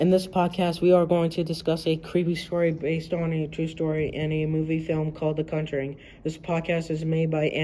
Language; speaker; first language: English; native; English